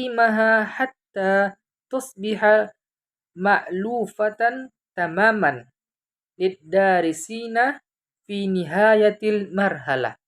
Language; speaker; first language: Arabic; non-native, fluent; Indonesian